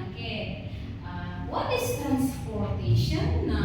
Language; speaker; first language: English; non-native, learner; Indonesian